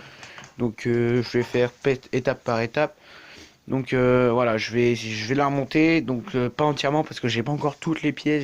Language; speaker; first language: French; native; French